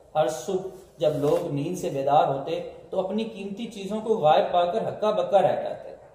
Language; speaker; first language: Urdu; non-native, local second language; Punjabi